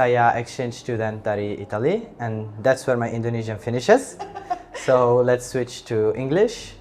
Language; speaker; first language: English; non-native, fluent; Italian